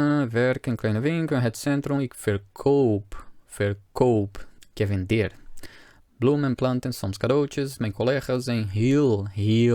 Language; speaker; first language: Dutch; non-native, fluent; Portuguese